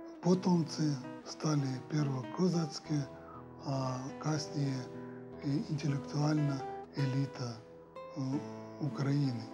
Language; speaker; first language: Ukrainian; early bilingual, heritage; Serbian